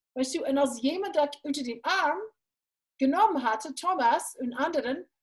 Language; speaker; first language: German; non-native, fluent; English